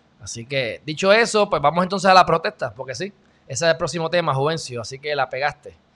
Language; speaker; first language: Spanish; native; Spanish